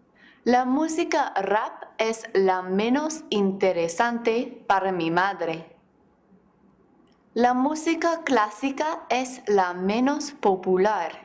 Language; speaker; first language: Spanish; non-native, fluent; English